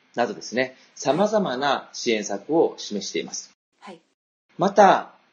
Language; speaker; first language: Japanese; native; Japanese